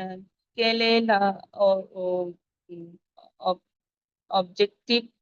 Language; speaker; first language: French; non-native, learner; Bangla